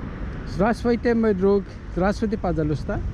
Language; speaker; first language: Russian; non-native, learner; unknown